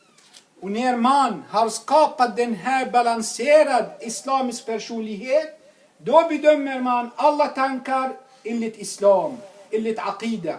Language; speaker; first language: Swedish; non-native, fluent; Arabic